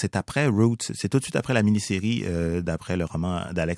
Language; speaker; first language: French; native; French